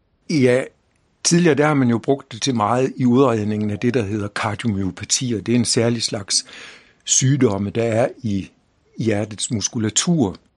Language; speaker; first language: Danish; native; Danish